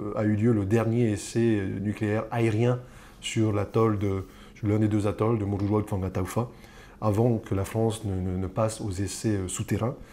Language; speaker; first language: French; native; French